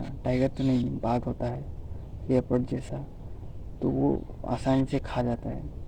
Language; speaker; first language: Hindi; non-native, local second language; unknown